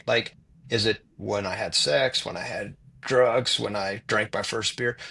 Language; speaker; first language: English; native; English